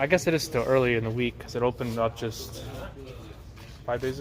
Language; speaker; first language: English; native; English